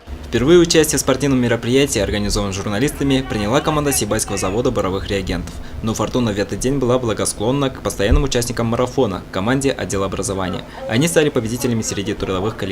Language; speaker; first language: Russian; native; Russian